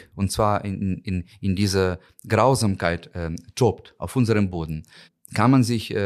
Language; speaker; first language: German; non-native, fluent; Ukrainian